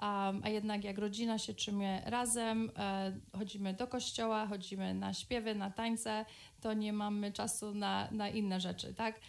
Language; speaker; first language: Polish; early bilingual, other home language; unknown